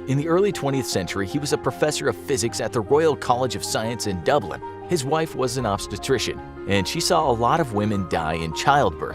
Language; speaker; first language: English; native; English